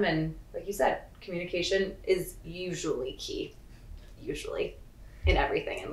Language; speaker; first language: English; native; English